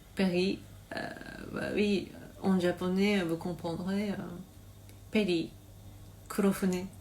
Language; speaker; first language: French; non-native, learner; Japanese